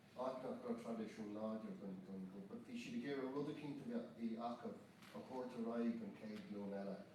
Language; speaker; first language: Irish; non-native, local second language; English